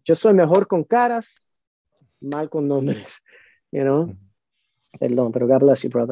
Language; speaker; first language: Spanish; early bilingual, heritage; Spanish